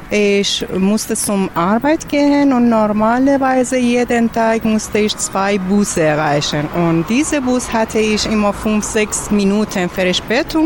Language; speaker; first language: German; non-native, learner; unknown